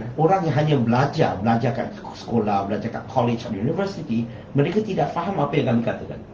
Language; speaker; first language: Malay; non-native, local second language; Chinese